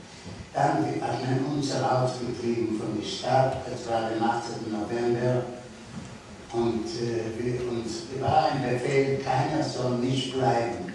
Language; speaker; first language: German; non-native, learner; Yiddish